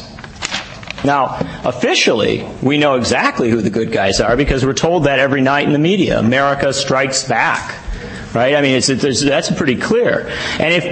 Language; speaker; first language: English; native; English